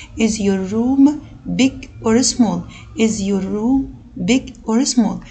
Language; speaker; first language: English; non-native, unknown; Arabic